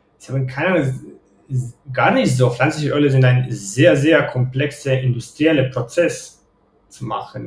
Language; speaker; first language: German; non-native, fluent; Romanian